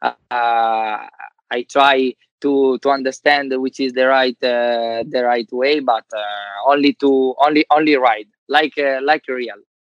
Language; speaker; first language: English; non-native, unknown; Italian